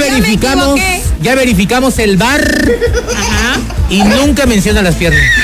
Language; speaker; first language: Spanish; native; Spanish